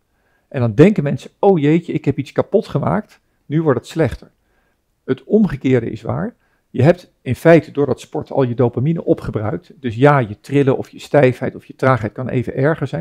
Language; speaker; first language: Dutch; native; Dutch